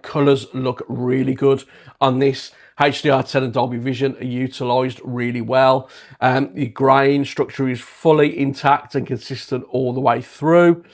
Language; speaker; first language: English; native; English